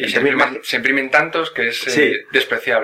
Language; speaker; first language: Spanish; native; Spanish